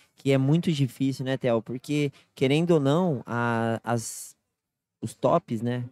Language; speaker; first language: Portuguese; native; Portuguese